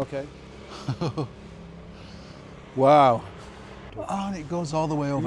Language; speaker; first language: English; native; English